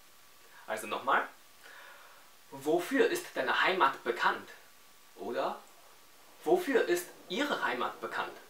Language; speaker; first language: German; non-native, fluent; Chinese